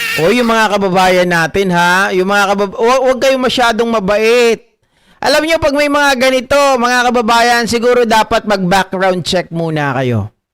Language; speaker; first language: Filipino; native; Filipino